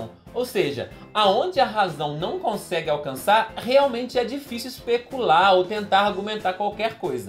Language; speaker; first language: Portuguese; native; Portuguese